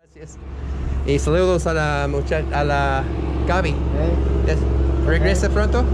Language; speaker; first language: Spanish; non-native, learner; English